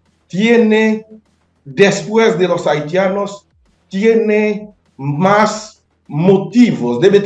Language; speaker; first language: Spanish; non-native, fluent; Haitian Creole